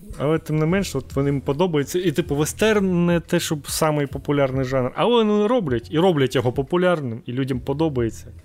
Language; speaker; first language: Ukrainian; native; Ukrainian